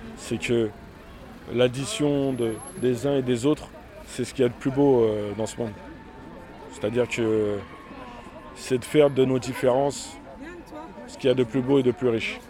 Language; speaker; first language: French; early bilingual, other home language; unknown